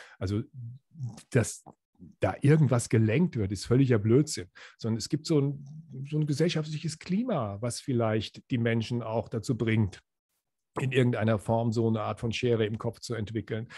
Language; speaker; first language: German; native; German